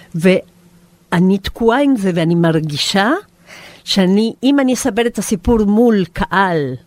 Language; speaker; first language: Hebrew; non-native, fluent; Spanish